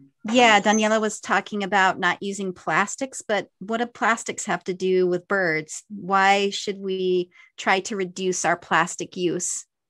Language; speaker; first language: English; native; English